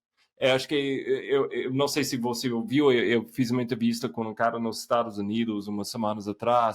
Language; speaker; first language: Portuguese; non-native, fluent; English